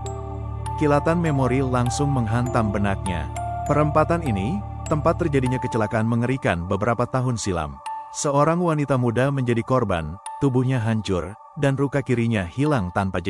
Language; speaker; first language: Indonesian; native; Indonesian